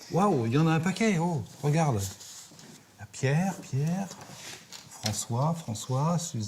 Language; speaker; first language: French; native; French